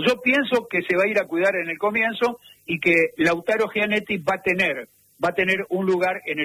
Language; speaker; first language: Spanish; native; Spanish